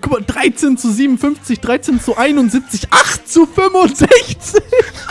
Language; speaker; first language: German; native; German